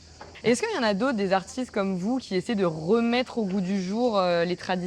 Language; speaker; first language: French; native; French